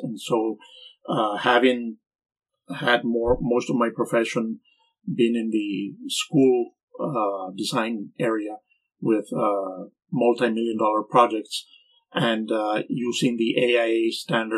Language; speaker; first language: English; non-native, fluent; Spanish